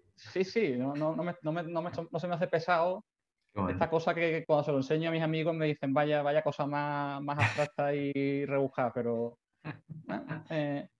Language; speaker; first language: Spanish; native; Spanish